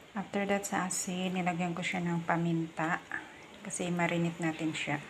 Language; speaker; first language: Filipino; non-native, local second language; Cebuano